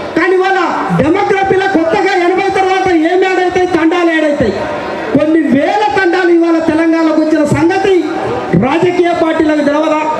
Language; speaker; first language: Telugu; non-native, local second language; Koya